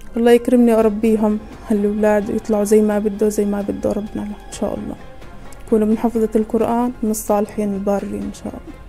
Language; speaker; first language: Arabic; native; Arabic